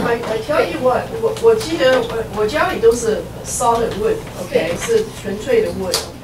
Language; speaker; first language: Chinese; native; Chinese